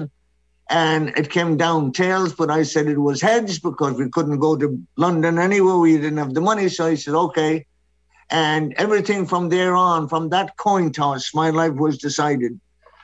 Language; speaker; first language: English; non-native, local second language; Irish